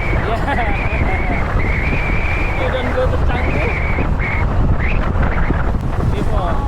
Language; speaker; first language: English; non-native, learner; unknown